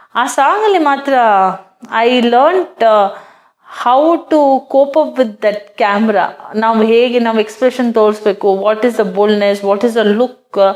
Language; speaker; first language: Kannada; non-native, fluent; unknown